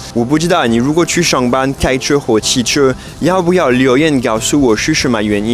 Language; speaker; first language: Chinese; non-native, fluent; French